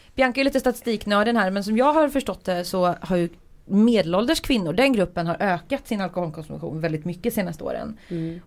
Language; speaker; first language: Swedish; early bilingual, other home language; Polish